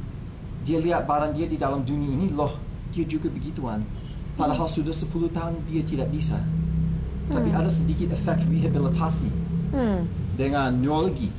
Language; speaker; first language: Indonesian; non-native, fluent; English